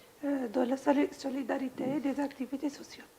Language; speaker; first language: French; non-native, learner; Arabic